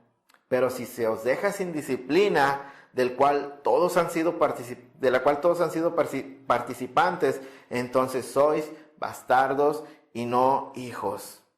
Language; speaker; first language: Spanish; native; Spanish